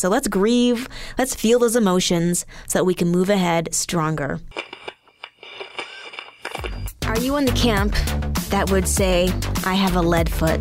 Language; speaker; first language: English; native; English